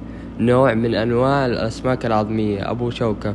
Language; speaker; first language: Arabic; native; Arabic